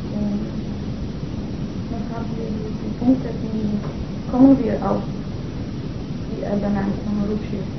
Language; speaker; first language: German; non-native, fluent; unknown